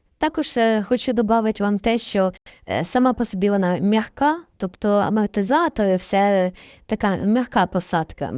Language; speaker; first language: Ukrainian; native; Ukrainian